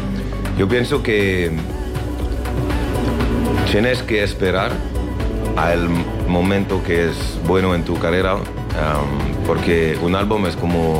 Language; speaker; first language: Spanish; non-native, learner; French